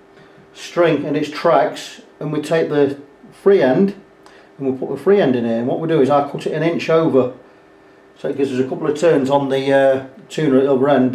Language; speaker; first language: English; native; English